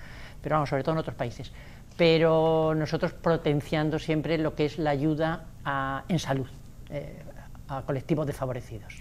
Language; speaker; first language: Spanish; native; Spanish